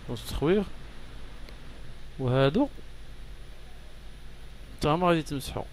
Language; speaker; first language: Arabic; native; Arabic